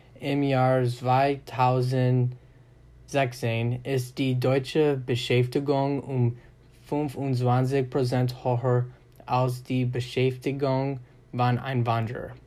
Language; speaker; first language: German; non-native, learner; English